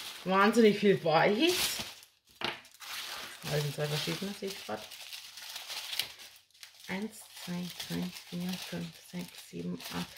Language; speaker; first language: German; native; German